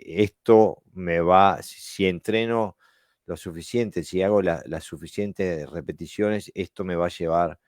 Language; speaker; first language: Spanish; native; Spanish